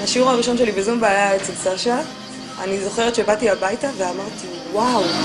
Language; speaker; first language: Hebrew; native; Hebrew